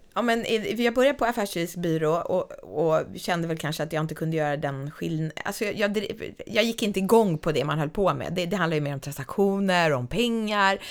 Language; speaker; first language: Swedish; native; Swedish